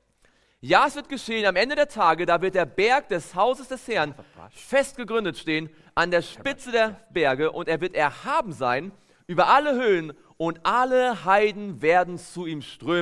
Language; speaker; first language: German; native; German